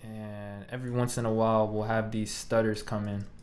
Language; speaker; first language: English; native; English